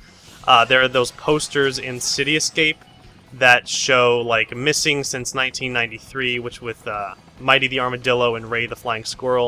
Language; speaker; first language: English; native; English